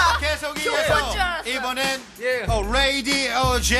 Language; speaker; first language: Korean; native; Korean